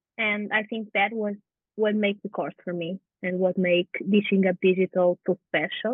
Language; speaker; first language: English; non-native, fluent; Portuguese